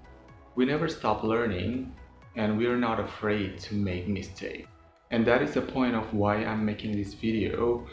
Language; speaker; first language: English; non-native, local second language; Indonesian